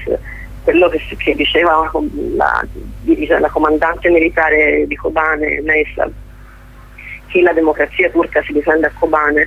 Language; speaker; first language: Italian; native; Italian